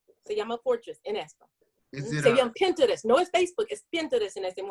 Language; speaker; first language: Spanish; non-native, learner; English